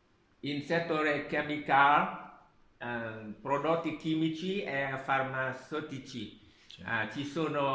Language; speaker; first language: Italian; non-native, learner; Vietnamese